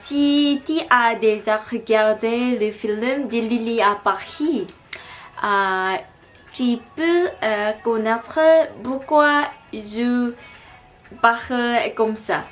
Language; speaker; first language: French; non-native, learner; Korean